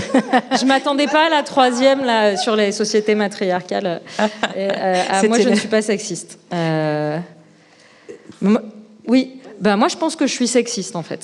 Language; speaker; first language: French; native; French